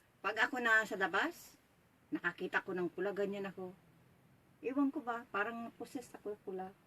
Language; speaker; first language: Filipino; native; Filipino